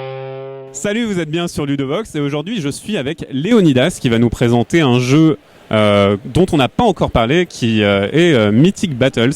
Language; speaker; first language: French; native; French